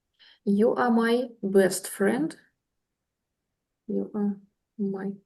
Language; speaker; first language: English; non-native, learner; Russian